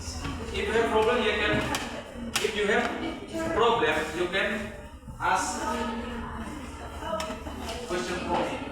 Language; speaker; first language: English; non-native, learner; Indonesian